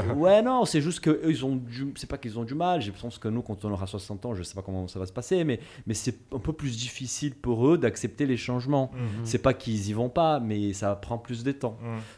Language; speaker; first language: French; non-native, fluent; Portuguese